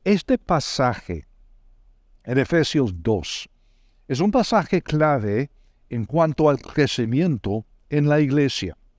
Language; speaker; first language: Spanish; non-native, fluent; English